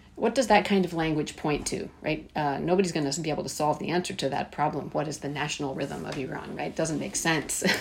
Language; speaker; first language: English; early bilingual, heritage; Persian